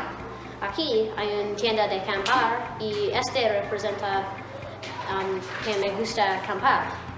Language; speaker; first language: Spanish; non-native, learner; English